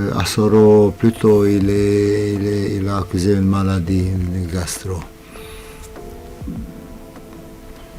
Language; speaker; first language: French; non-native, fluent; Romanian